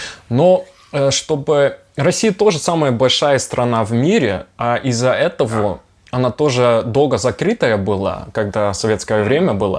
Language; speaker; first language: Russian; non-native, fluent; Dutch